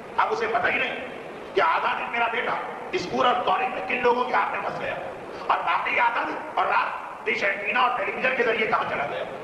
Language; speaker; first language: Urdu; native; Urdu